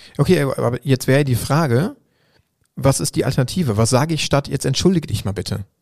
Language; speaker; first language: German; native; German